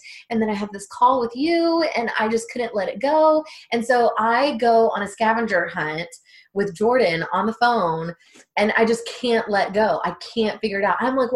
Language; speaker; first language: English; native; English